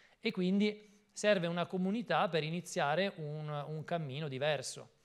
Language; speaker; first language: Italian; native; Italian